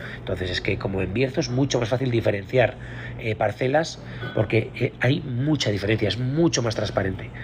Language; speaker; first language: Spanish; native; Spanish